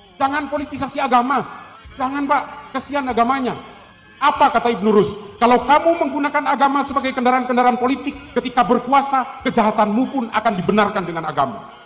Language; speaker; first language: Indonesian; non-native, local second language; Madurese